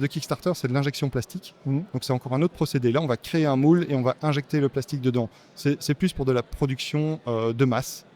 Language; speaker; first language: French; native; French